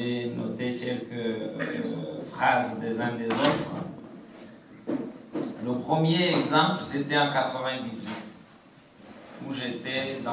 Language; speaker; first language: French; non-native, local second language; Kinyarwanda